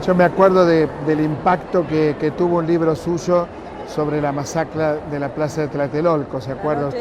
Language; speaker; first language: Spanish; native; Spanish